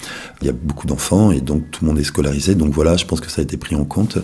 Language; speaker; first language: French; native; French